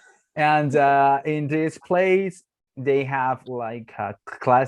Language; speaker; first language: English; non-native, learner; Spanish